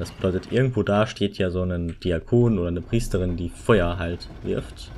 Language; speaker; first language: German; native; German